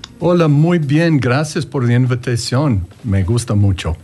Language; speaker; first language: Spanish; non-native, learner; English